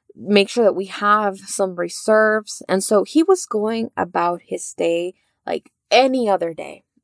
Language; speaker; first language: English; early bilingual, other home language; Spanish